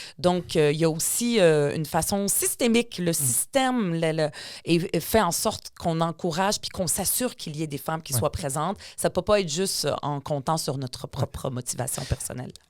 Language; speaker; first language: French; early bilingual, other home language; Arabic